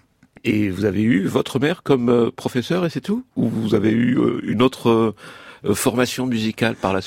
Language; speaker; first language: French; native; French